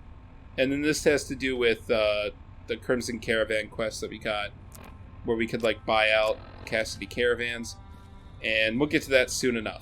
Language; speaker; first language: English; native; English